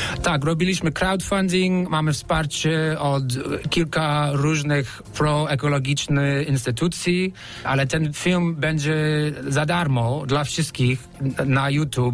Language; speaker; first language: Polish; non-native, fluent; English